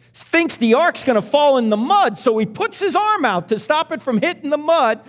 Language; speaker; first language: English; native; English